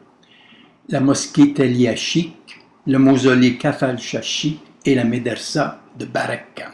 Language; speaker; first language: French; native; French